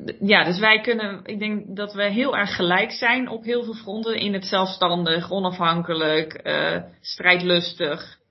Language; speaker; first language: Dutch; early bilingual, heritage; Dutch